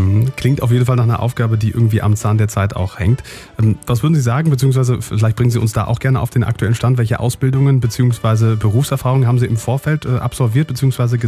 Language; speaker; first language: German; native; German